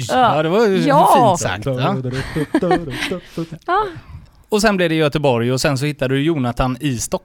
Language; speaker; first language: Swedish; native; Swedish